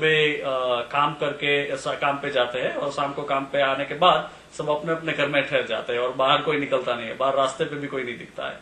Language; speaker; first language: Hindi; native; Hindi